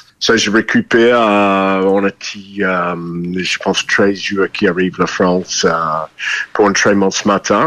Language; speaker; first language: French; non-native, fluent; English